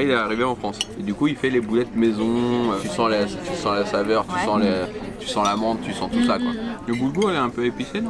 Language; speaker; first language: French; native; French